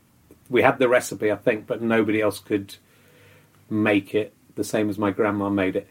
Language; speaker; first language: English; native; English